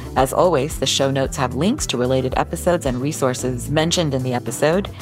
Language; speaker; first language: English; native; English